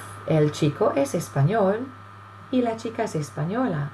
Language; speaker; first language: Spanish; non-native, fluent; English